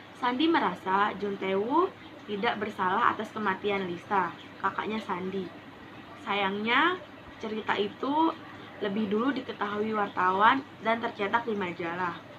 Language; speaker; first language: Indonesian; native; Indonesian